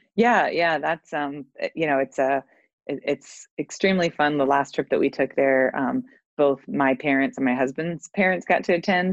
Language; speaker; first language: English; native; English